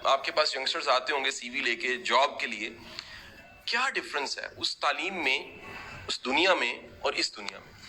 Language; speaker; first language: Urdu; native; Urdu